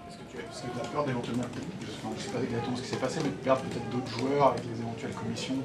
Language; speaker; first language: French; native; French